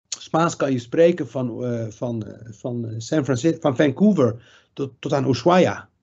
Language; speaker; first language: Dutch; early bilingual, other home language; Riffian